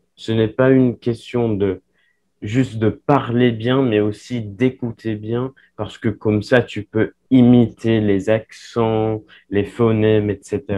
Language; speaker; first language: French; non-native, fluent; English